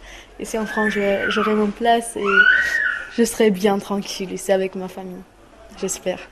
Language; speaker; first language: French; non-native, fluent; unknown